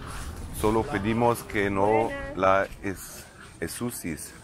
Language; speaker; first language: Spanish; non-native, learner; German